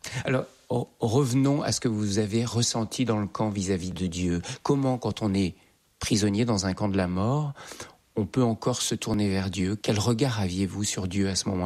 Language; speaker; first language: French; native; French